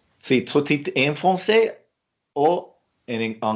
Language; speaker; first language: French; non-native, learner; English